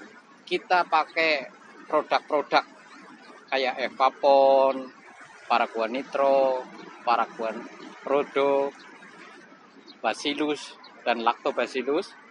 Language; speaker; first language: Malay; non-native, local second language; Javanese